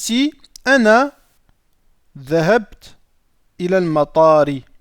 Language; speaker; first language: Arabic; non-native, fluent; French